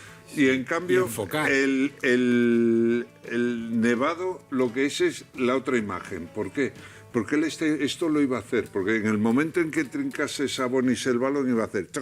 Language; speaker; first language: Spanish; native; Spanish